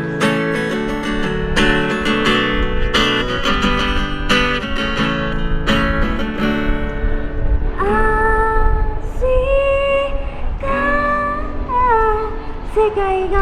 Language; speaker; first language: Japanese; native; Japanese